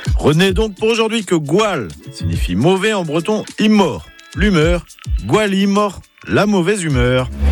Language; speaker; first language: French; native; French